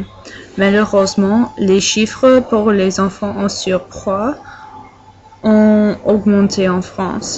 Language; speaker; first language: French; non-native, learner; English